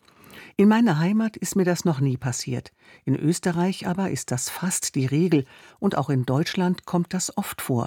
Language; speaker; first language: German; native; German